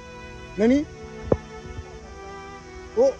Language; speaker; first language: Japanese; native; Japanese